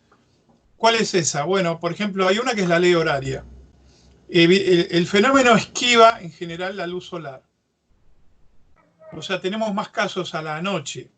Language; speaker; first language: Spanish; native; Spanish